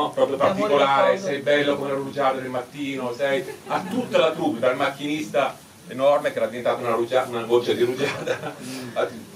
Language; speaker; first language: Italian; native; Italian